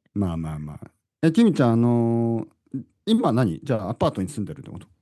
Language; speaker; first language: Japanese; native; Japanese